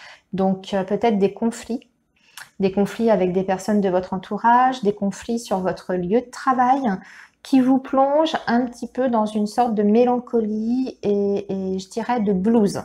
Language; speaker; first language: French; native; French